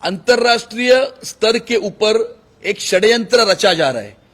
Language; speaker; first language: Hindi; non-native, local second language; Marathi